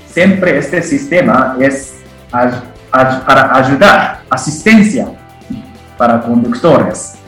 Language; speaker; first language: Spanish; non-native, fluent; Japanese